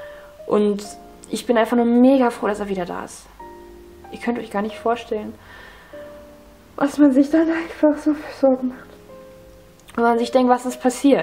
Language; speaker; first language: German; native; German